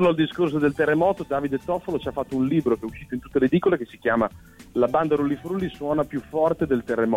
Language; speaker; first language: Italian; native; Italian